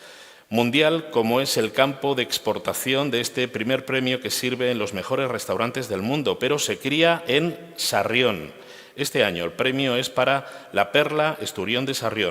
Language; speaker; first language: Spanish; native; Spanish